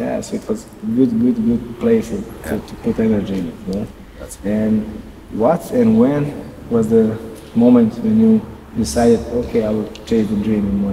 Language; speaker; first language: English; non-native, learner; Serbian